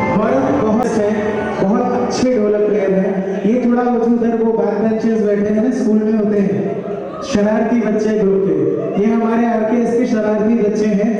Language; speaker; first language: Hindi; native; Hindi